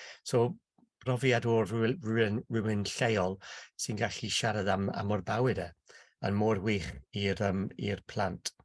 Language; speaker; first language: Welsh; non-native, local second language; English